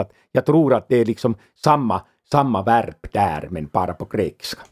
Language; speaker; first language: Swedish; non-native, fluent; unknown